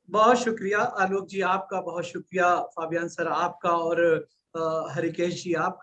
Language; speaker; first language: Hindi; native; Hindi